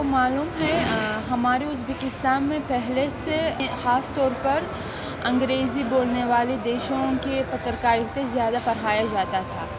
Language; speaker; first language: Hindi; non-native, fluent; Uzbek